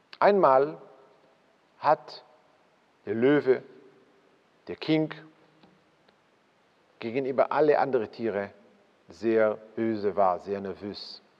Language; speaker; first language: German; non-native, fluent; Hebrew